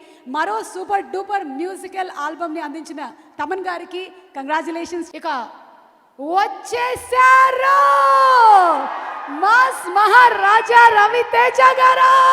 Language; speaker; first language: Telugu; native; Telugu